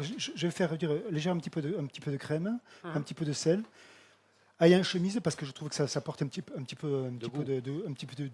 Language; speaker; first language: French; native; French